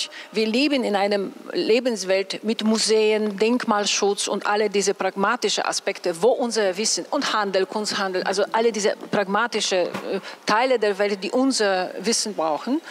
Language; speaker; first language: German; non-native, fluent; Polish